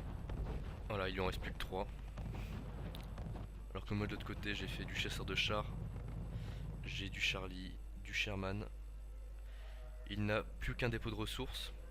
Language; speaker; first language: French; native; French